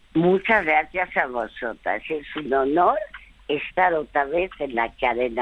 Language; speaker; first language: Spanish; early bilingual, other home language; French